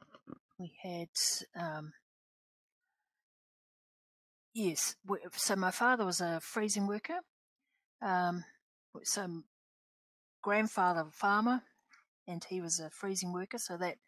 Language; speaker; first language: English; native; English